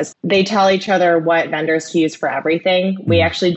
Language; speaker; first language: English; native; English